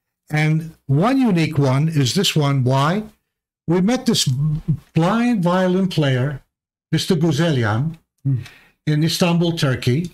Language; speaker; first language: English; early bilingual, other home language; Armenian